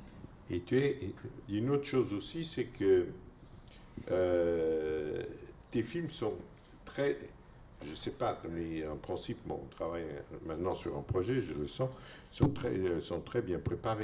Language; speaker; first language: French; non-native, fluent; Portuguese